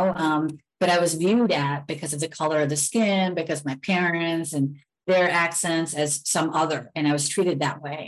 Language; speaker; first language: English; native; English